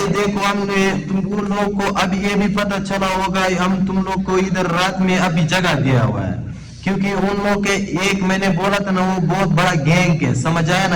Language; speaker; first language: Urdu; non-native, local second language; Pashto